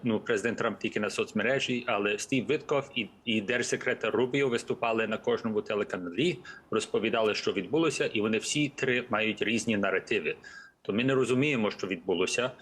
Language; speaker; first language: Ukrainian; early bilingual, heritage; English